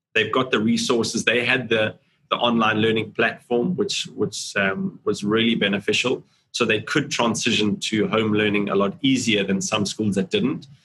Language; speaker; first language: English; native; English